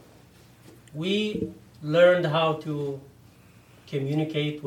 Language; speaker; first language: English; non-native, fluent; Arabic